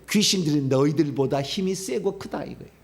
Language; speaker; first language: Korean; native; Korean